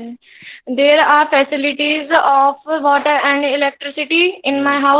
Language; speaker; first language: English; non-native, learner; Hindi